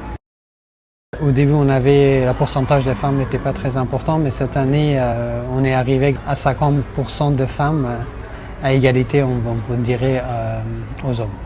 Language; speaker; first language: French; non-native, fluent; Persian